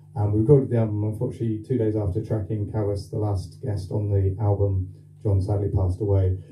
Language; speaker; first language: English; native; English